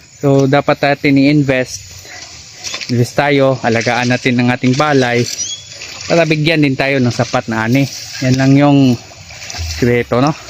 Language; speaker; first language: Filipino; non-native, local second language; Cebuano